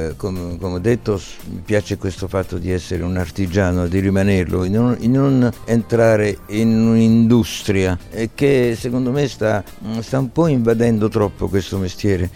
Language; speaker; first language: Italian; early bilingual, heritage; Italian